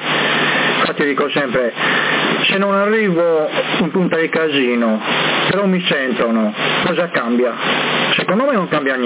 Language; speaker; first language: Italian; native; Italian